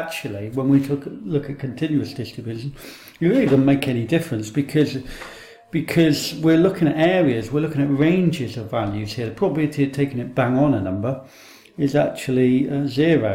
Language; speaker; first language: English; native; English